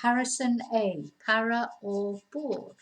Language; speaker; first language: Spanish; non-native, fluent; English